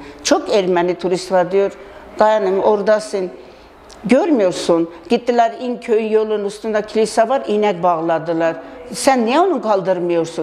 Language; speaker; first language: Turkish; non-native, learner; Armenian